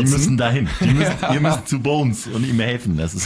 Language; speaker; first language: German; native; German